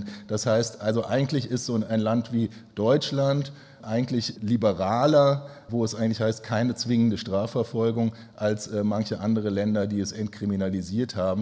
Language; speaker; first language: German; native; German